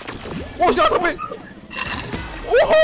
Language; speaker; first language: French; native; French